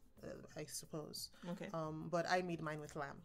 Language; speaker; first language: English; non-native, local second language; Igbo